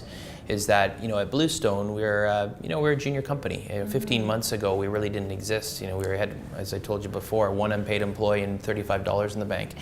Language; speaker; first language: English; native; English